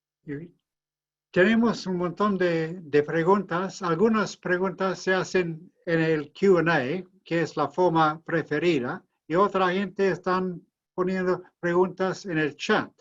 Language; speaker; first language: Spanish; non-native, fluent; English